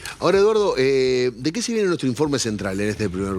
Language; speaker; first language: Spanish; native; Spanish